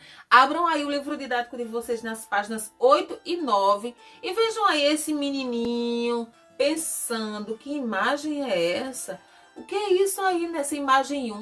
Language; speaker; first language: Portuguese; native; Portuguese